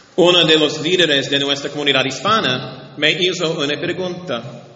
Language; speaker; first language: Spanish; non-native, learner; English